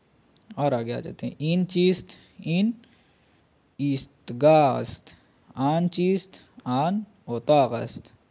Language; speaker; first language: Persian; non-native, fluent; Urdu